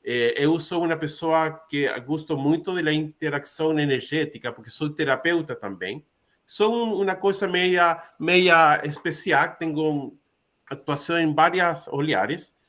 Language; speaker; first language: Portuguese; non-native, learner; Spanish